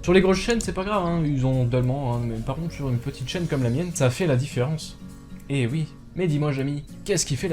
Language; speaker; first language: French; native; French